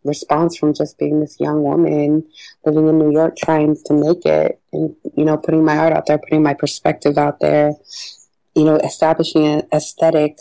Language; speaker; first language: English; native; English